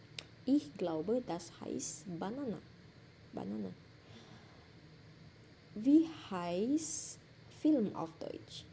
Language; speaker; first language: German; non-native, fluent; Indonesian